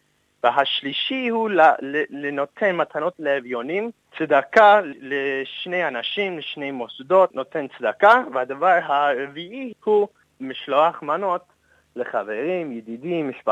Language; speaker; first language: Hebrew; non-native, fluent; English